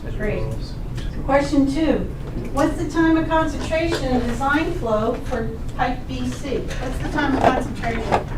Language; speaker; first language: English; native; English